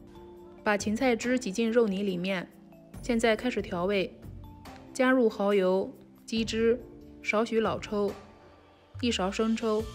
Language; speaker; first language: Chinese; native; Chinese